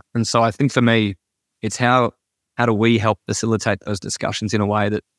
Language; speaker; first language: English; native; English